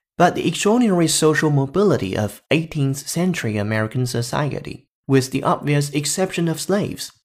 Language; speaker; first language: English; non-native, fluent; Chinese